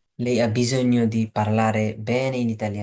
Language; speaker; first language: Italian; non-native, fluent; Bangla